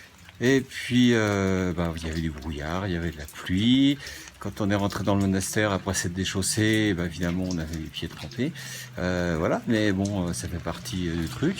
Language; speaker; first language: French; native; French